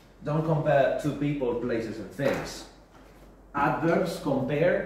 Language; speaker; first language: English; non-native, fluent; Spanish